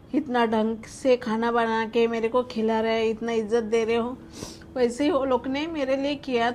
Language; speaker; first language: Hindi; non-native, local second language; Marathi